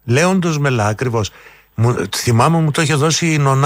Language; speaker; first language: Greek; native; Greek